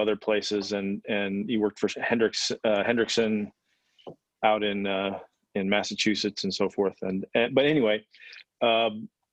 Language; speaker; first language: English; native; English